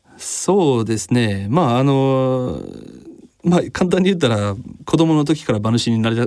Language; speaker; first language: Japanese; non-native, fluent; English